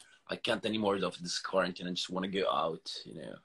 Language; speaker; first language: English; non-native, learner; Italian